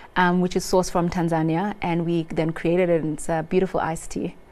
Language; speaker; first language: English; non-native, local second language; Xhosa